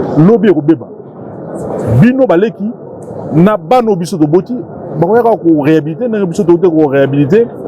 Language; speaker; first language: Lingala; native; Lingala